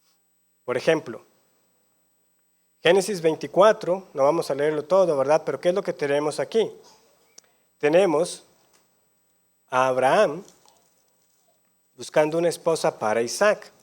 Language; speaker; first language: Spanish; native; Spanish